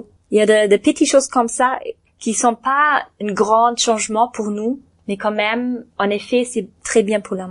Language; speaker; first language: French; non-native, learner; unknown